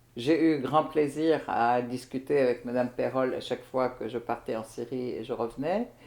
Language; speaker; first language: French; non-native, fluent; Arabic